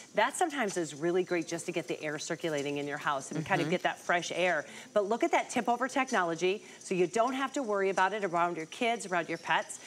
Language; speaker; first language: English; native; English